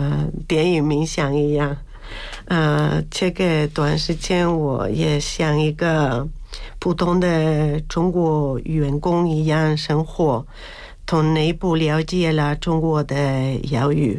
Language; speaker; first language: Chinese; non-native, learner; Spanish